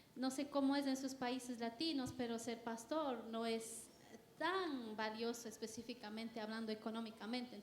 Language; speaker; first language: Spanish; native; Spanish